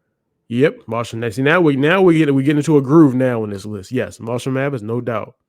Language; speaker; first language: English; native; English